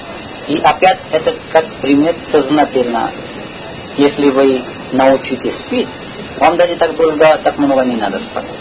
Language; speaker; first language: Russian; non-native, learner; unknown